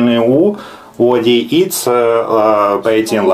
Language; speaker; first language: Chinese; non-native, learner; Russian